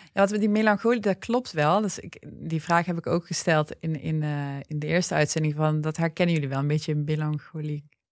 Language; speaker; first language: Dutch; early bilingual, other home language; Turkish